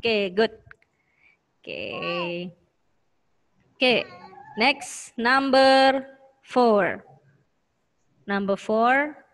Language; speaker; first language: English; non-native, learner; Indonesian